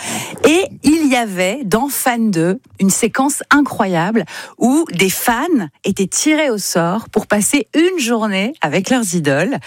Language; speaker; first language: French; native; French